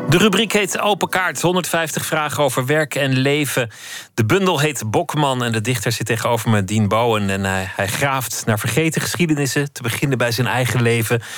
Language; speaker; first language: Dutch; native; Dutch